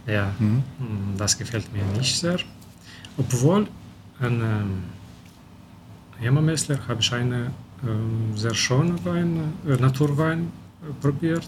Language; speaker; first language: German; non-native, local second language; Romanian